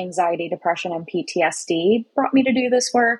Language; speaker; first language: English; native; English